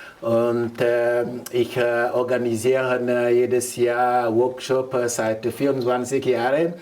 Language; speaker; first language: German; non-native, learner; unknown